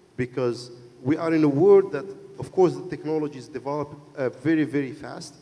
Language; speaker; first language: English; non-native, fluent; Arabic